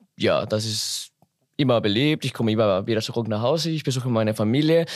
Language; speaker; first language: German; non-native, fluent; Spanish